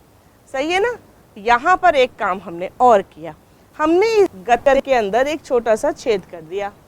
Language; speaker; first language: Hindi; native; Hindi